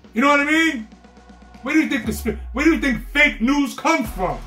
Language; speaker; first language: English; native; English